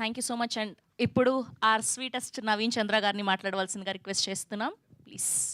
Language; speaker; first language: Telugu; native; Telugu